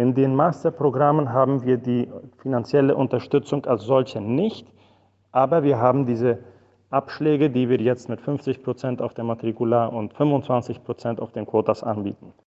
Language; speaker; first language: German; non-native, fluent; Spanish